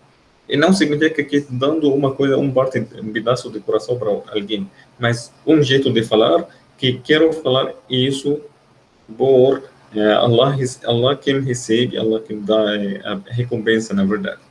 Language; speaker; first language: Portuguese; non-native, fluent; Arabic